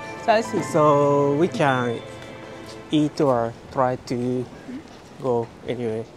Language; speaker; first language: English; non-native, learner; Japanese